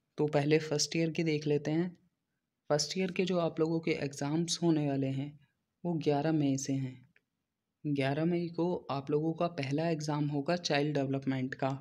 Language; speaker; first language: Hindi; native; Hindi